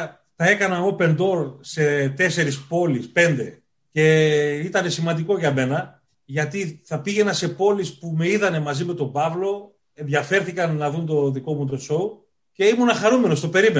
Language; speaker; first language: Greek; native; Greek